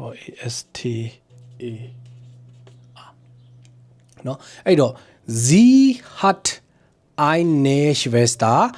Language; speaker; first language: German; non-native, fluent; Burmese